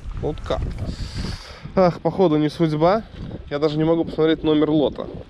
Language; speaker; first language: Russian; native; Russian